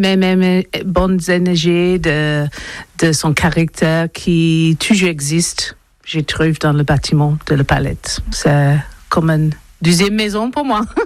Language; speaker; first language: French; non-native, learner; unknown